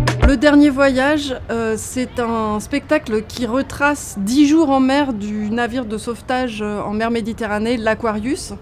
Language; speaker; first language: French; native; French